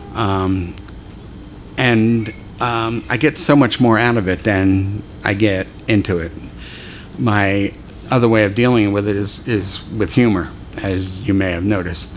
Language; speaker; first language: English; native; English